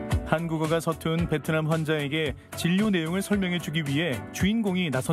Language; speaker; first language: Korean; native; Korean